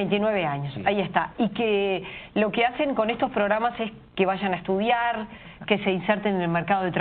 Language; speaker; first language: Spanish; native; Spanish